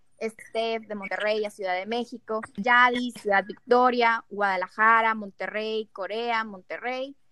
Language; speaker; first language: Spanish; native; Spanish